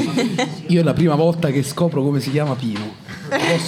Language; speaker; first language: Italian; native; Italian